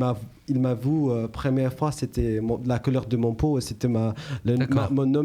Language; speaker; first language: French; non-native, learner; English